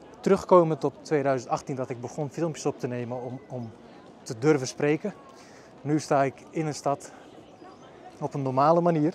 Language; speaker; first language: Dutch; early bilingual, other home language; Bosnian